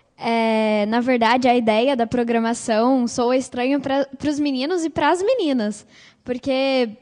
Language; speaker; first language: Portuguese; native; Portuguese